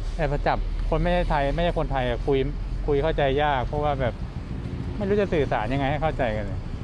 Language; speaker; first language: Thai; native; Thai